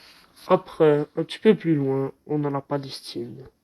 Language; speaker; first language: French; non-native, local second language; Arabic